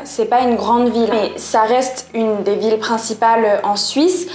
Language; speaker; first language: French; native; French